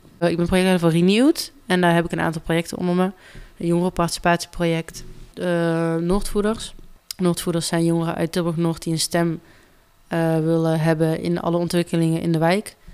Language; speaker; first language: Dutch; native; Dutch